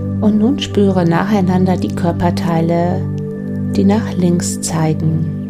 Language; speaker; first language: German; native; German